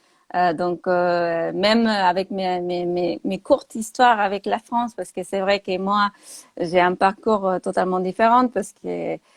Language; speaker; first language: French; non-native, fluent; Spanish